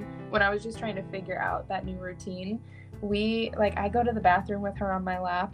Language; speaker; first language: English; native; English